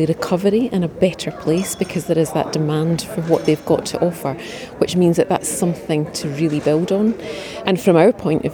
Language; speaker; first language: English; native; English